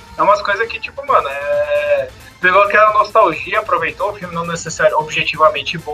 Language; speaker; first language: Portuguese; native; Portuguese